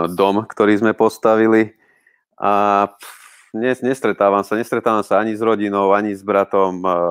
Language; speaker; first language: Slovak; non-native, local second language; Hungarian